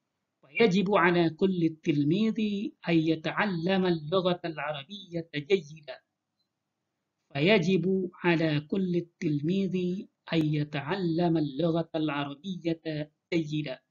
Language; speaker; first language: Arabic; non-native, fluent; Indonesian